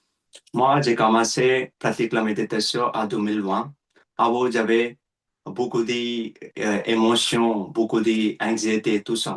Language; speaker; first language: French; non-native, learner; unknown